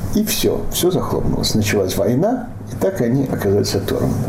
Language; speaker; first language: Russian; non-native, local second language; Yiddish